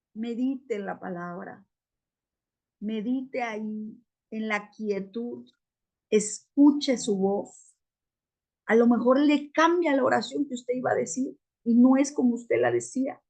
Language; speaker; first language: Spanish; native; Spanish